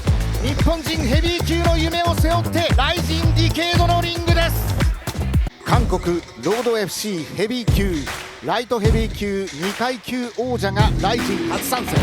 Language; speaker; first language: Japanese; native; Japanese